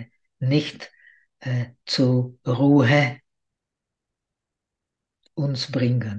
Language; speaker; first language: German; non-native, fluent; Czech